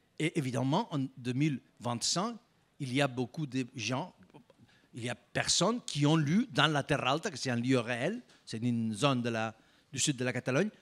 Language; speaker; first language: French; non-native, fluent; Spanish